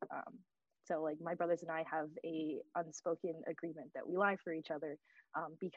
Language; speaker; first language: English; native; English